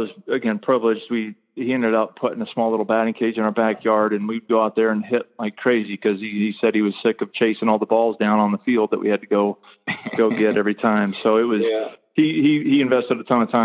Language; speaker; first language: English; native; English